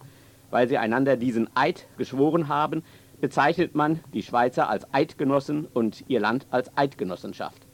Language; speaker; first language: German; native; German